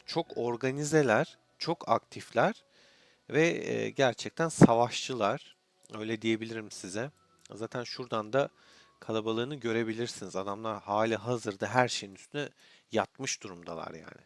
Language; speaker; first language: Turkish; native; Turkish